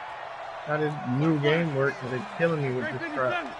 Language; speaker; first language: English; native; English